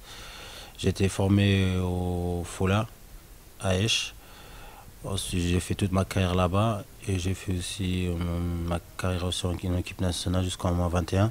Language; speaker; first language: French; non-native, local second language; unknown